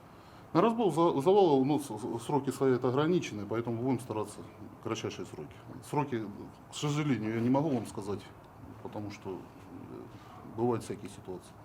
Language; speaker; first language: Russian; native; Russian